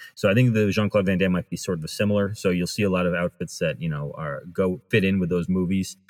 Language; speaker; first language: English; native; English